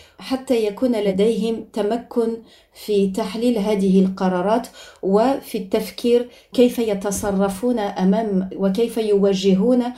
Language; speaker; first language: Arabic; early bilingual, heritage; Arabic